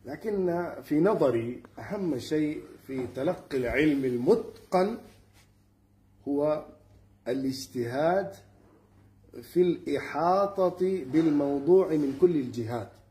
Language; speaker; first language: Arabic; non-native, fluent; Urdu